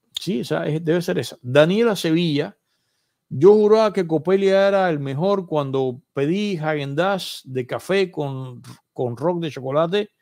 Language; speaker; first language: Spanish; native; Spanish